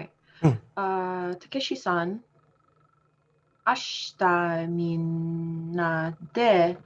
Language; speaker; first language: Japanese; non-native, learner; English